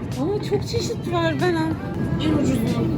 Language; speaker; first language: Turkish; native; Turkish